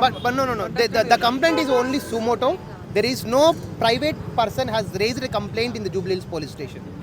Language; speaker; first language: English; non-native, local second language; Telugu